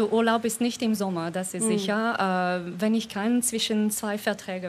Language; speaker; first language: German; non-native, fluent; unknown